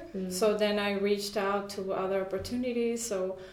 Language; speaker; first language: English; non-native, fluent; Spanish